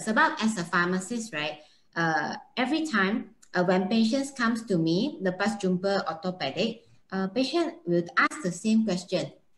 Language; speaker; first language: English; non-native, local second language; Chinese